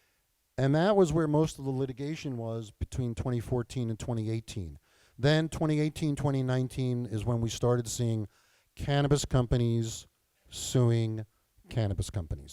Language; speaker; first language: English; native; English